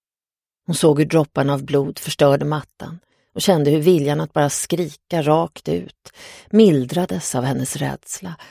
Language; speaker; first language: Swedish; native; Swedish